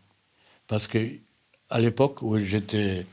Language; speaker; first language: French; non-native, fluent; German